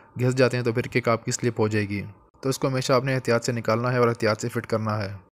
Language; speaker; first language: Urdu; native; Urdu